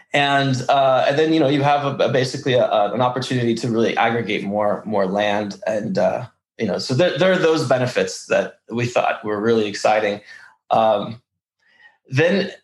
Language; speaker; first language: English; early bilingual, other home language; Russian